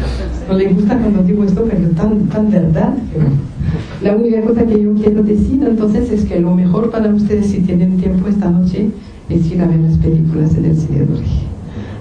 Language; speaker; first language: Spanish; non-native, fluent; French